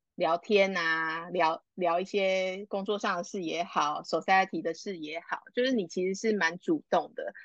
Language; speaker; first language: Chinese; native; Chinese